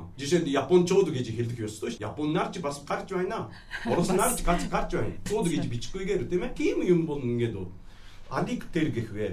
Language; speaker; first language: Mongolian; non-native, fluent; Japanese